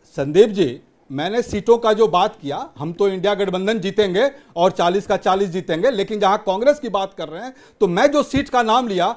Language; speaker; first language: Hindi; native; Hindi